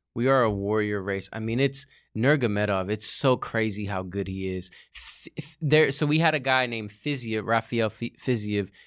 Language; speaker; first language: English; early bilingual, other home language; Russian